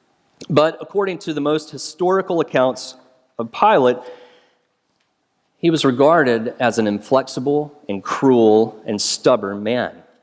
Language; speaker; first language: English; native; English